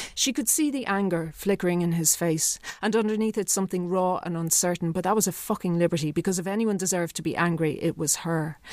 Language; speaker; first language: English; native; English